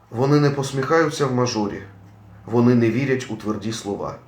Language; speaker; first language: Ukrainian; native; Ukrainian